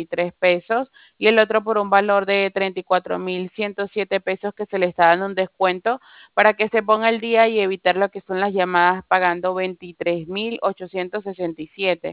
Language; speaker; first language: Spanish; native; Spanish